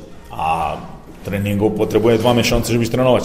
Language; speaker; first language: Polish; non-native, learner; Serbian